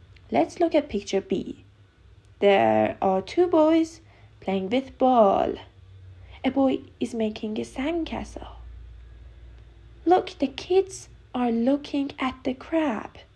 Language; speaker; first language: English; non-native, fluent; Persian